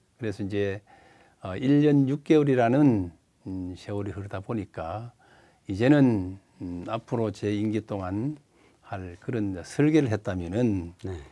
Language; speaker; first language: Korean; native; Korean